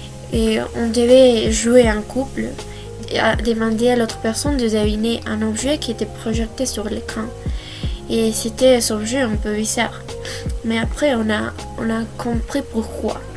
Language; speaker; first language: French; non-native, fluent; Spanish